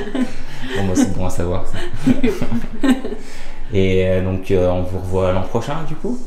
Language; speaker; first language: French; native; French